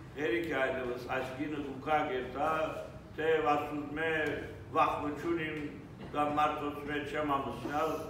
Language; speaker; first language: Armenian; early bilingual, heritage; Armenian